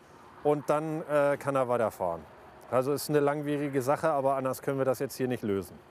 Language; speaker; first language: German; native; German